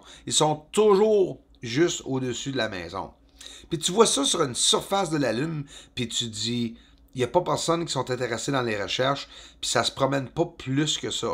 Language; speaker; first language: French; native; French